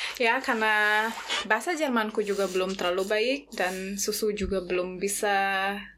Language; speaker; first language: Indonesian; native; Indonesian